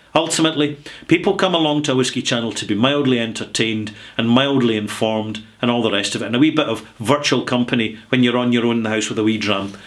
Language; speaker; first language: English; native; English